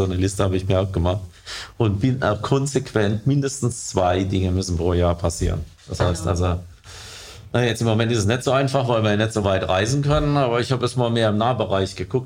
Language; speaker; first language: German; native; German